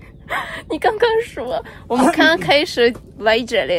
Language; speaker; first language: Chinese; non-native, fluent; Ukrainian